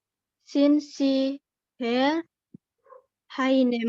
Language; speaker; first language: German; non-native, learner; Indonesian